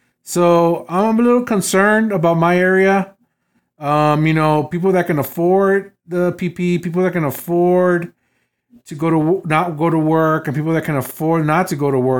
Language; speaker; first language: English; native; English